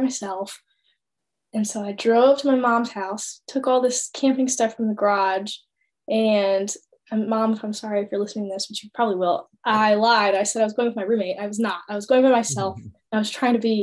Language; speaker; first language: English; native; English